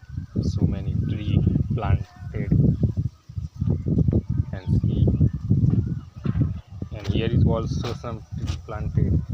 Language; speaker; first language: English; non-native, local second language; Gujarati